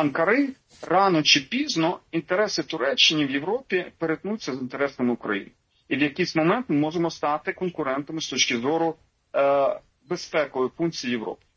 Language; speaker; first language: Ukrainian; native; Ukrainian